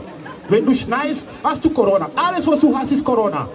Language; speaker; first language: German; non-native, fluent; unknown